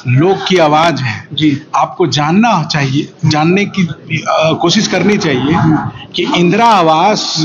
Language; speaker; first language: Hindi; native; Hindi